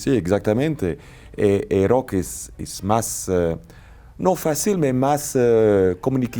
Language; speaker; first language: Spanish; non-native, learner; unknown